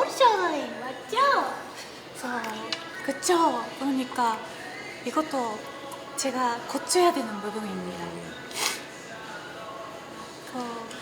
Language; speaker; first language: Korean; non-native, learner; Japanese